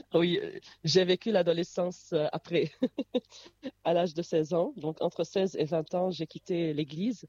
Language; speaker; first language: French; non-native, local second language; Arabic